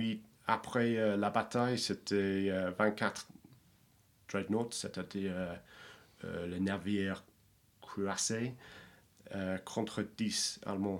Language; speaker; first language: French; non-native, fluent; English